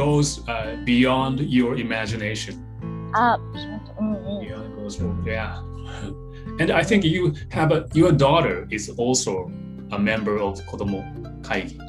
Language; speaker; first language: English; non-native, fluent; Japanese